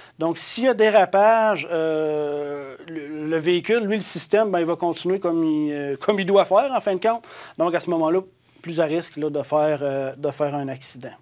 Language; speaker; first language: French; native; French